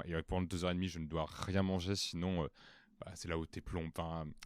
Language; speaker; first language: French; native; French